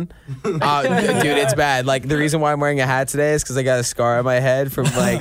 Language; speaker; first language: English; native; English